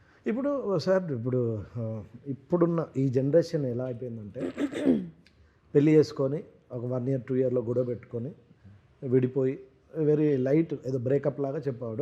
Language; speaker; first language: Telugu; native; Telugu